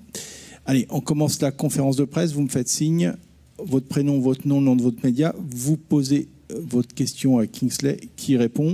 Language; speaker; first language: French; native; French